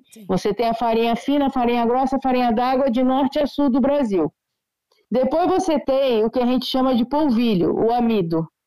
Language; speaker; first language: Portuguese; native; Portuguese